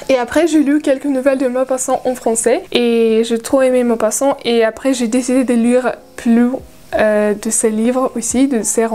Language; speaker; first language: French; non-native, fluent; Russian